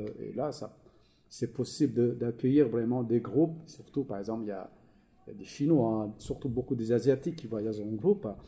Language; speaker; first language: French; non-native, fluent; Balinese